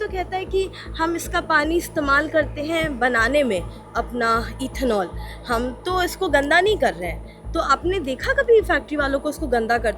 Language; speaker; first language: Hindi; native; Hindi